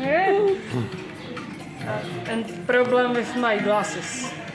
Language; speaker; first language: English; non-native, learner; Chinese